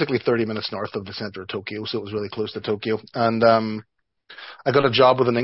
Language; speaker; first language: English; native; English